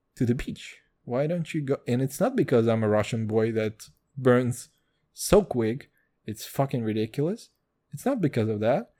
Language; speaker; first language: English; non-native, fluent; Kazakh